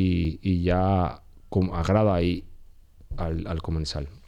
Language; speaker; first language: Catalan; native; Catalan